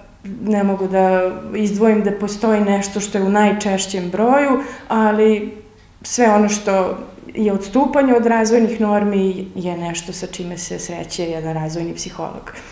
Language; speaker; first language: Serbian; native; Serbian